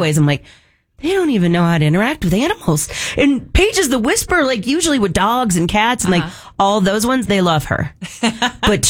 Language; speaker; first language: English; native; English